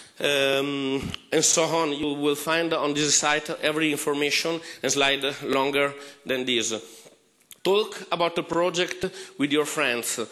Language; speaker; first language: English; non-native, fluent; Italian